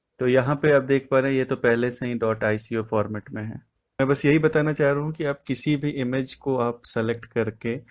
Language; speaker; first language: Hindi; native; Hindi